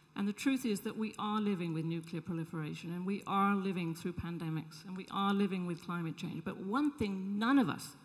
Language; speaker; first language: English; native; English